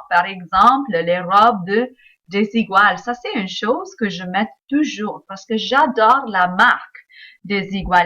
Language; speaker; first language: French; non-native, fluent; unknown